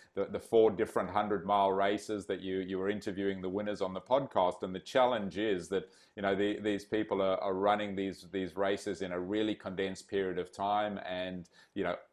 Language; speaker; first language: English; native; English